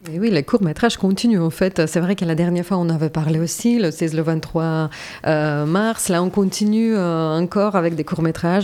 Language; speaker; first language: French; native; French